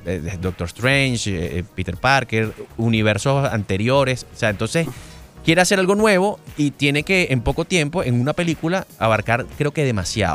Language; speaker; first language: Spanish; native; Spanish